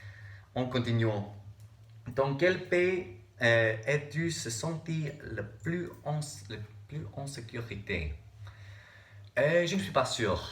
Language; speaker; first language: French; non-native, learner; English